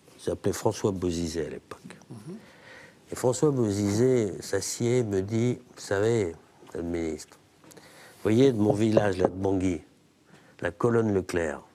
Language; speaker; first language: French; native; French